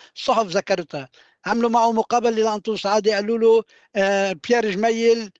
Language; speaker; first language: Arabic; native; Arabic